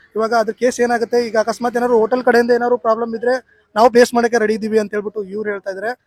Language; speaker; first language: Kannada; native; Kannada